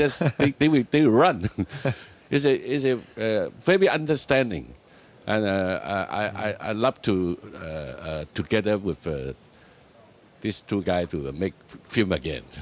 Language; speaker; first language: English; non-native, learner; Cantonese